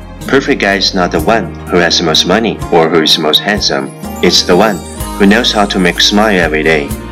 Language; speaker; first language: English; non-native, fluent; Chinese